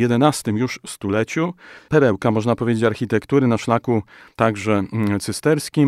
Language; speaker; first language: Polish; native; Polish